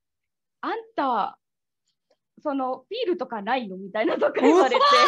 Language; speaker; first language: Japanese; non-native, learner; Indonesian